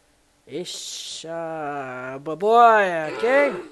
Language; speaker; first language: French; native; French